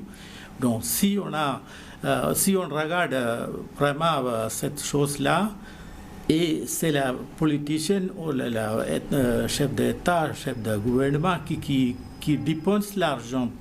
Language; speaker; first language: French; non-native, learner; Malayalam